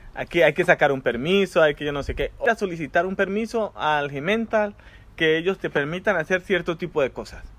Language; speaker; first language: Spanish; native; Spanish